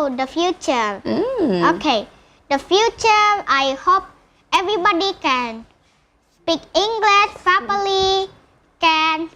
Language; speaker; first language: English; non-native, learner; Indonesian